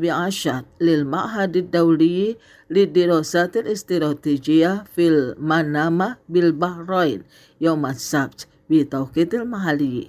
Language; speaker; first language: Arabic; non-native, fluent; Indonesian